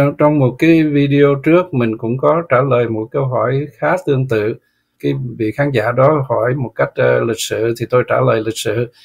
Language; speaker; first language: Vietnamese; native; Vietnamese